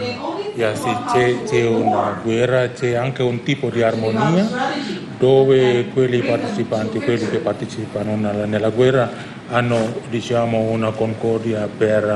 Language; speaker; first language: Italian; non-native, fluent; Indonesian